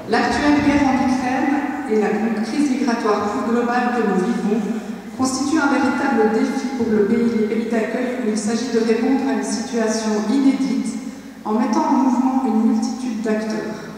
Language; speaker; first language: French; native; French